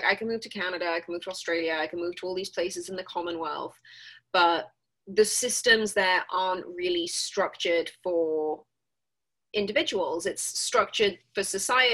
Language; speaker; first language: English; native; English